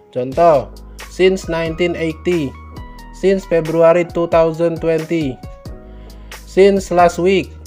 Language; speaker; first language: English; non-native, fluent; Indonesian